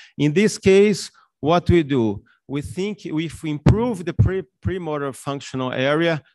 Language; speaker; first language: English; non-native, fluent; Portuguese